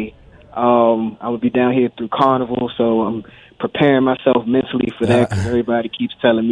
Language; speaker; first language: English; native; English